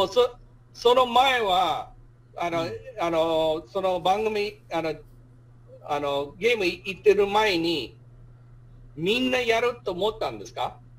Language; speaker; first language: Japanese; non-native, fluent; English